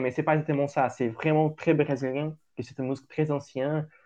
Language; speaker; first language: French; non-native, learner; Portuguese